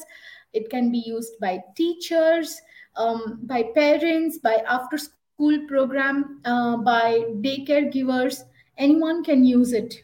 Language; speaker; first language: English; non-native, local second language; Hindi